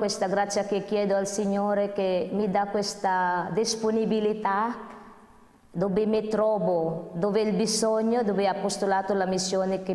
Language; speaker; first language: Italian; non-native, fluent; Filipino